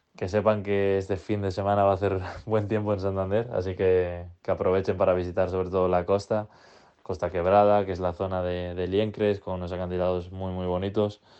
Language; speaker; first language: Spanish; native; Spanish